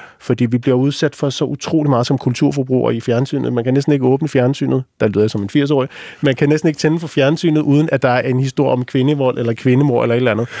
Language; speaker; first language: Danish; native; Danish